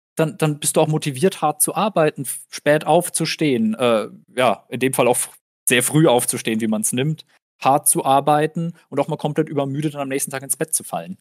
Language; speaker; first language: German; native; German